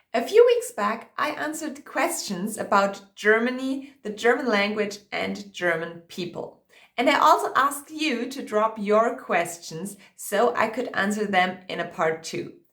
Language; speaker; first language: English; non-native, fluent; German